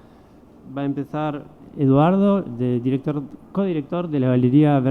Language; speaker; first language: Spanish; native; Spanish